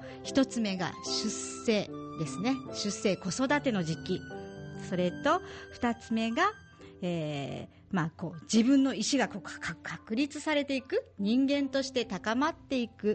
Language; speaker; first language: Japanese; native; Japanese